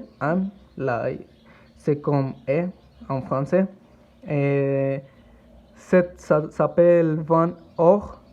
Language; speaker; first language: French; non-native, learner; Spanish